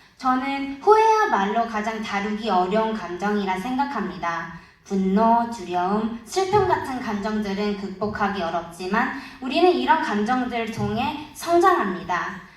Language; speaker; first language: Korean; early bilingual, heritage; Korean